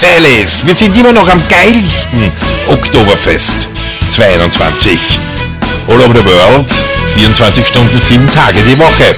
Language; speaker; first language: German; native; German